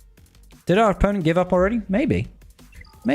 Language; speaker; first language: English; native; English